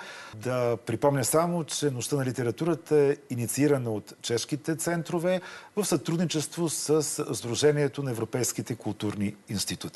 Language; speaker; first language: Bulgarian; native; Bulgarian